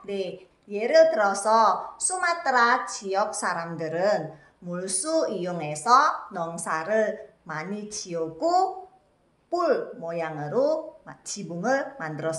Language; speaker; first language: Korean; non-native, learner; Indonesian